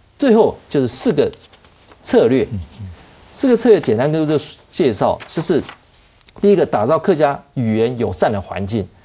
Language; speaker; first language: Chinese; native; Chinese